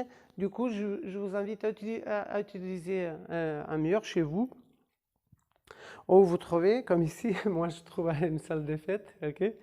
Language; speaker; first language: French; non-native, fluent; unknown